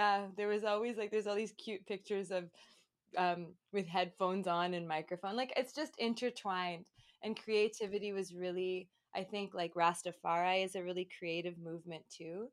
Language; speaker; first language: English; native; English